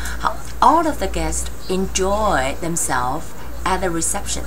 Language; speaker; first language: English; non-native, fluent; Chinese